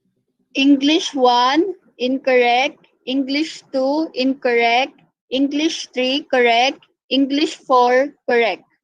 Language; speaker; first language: English; non-native, local second language; Filipino